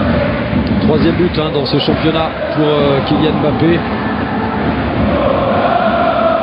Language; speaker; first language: French; native; French